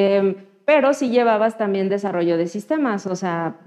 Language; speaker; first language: Spanish; native; Spanish